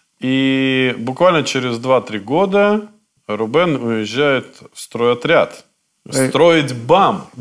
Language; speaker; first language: Russian; native; Russian